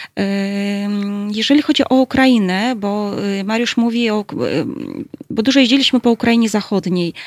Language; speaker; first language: Polish; early bilingual, heritage; Russian